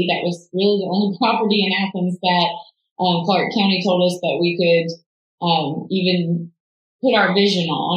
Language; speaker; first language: English; native; English